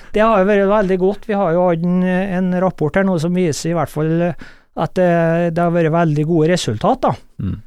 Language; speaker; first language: Norwegian; native; Norwegian